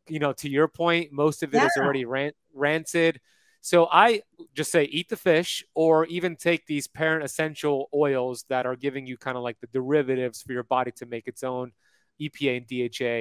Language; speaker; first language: English; native; English